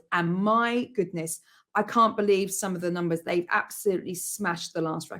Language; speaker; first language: English; native; English